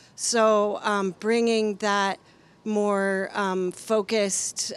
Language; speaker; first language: English; native; English